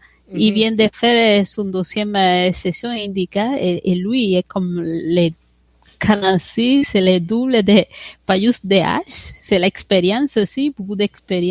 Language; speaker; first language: French; non-native, fluent; Spanish